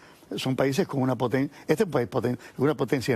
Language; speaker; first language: Spanish; native; Spanish